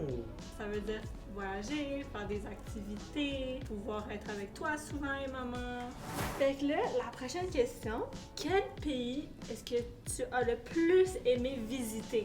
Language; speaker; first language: French; native; French